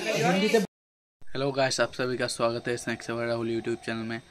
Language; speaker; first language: Hindi; non-native, local second language; Bangla